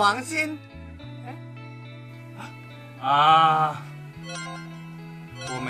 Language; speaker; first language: Chinese; non-native, learner; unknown